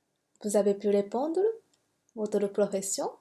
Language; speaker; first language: French; non-native, fluent; Japanese